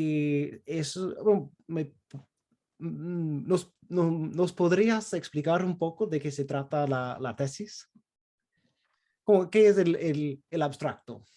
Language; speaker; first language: Spanish; non-native, fluent; English